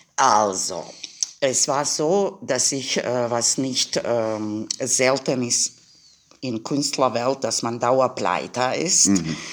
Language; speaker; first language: German; non-native, fluent; Croatian